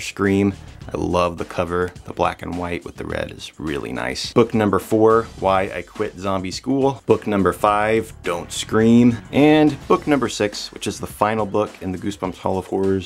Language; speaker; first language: English; native; English